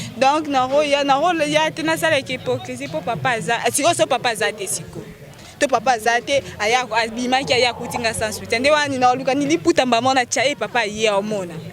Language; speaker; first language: Lingala; non-native, local second language; Kituba (Democratic Republic of Congo)